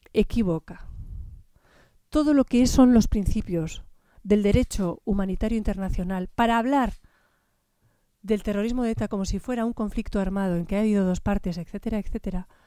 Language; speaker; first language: Spanish; native; Spanish